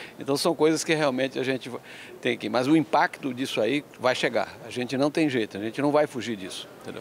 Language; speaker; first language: Portuguese; early bilingual, other home language; Spanish